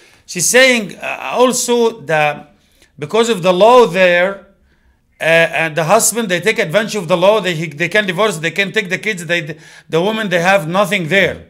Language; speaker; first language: English; non-native, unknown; Arabic